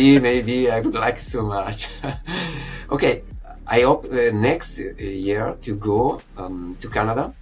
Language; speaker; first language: English; non-native, fluent; Italian